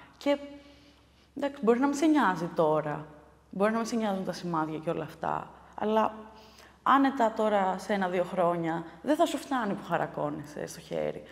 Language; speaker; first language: Greek; native; Greek